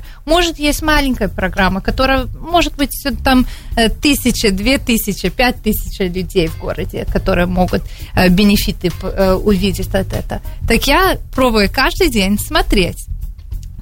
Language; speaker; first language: Russian; early bilingual, heritage; Russian